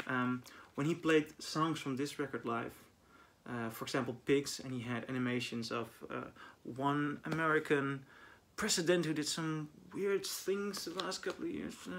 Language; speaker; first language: English; non-native, fluent; Dutch